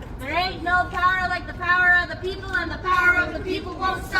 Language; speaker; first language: English; native; English